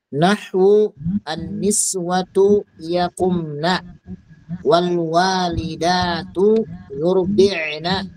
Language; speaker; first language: Arabic; non-native, fluent; Indonesian